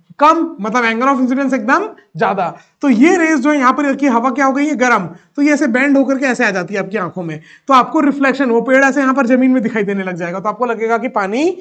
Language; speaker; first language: Hindi; native; Hindi